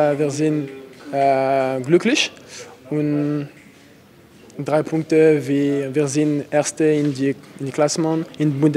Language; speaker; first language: German; non-native, learner; French